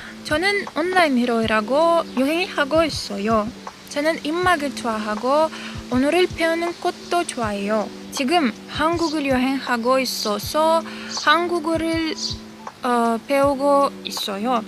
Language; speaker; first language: Korean; non-native, learner; Russian